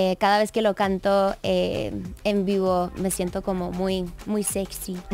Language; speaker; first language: Spanish; early bilingual, heritage; English